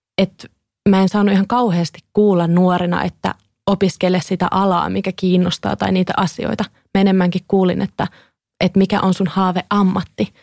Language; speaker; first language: Finnish; native; Finnish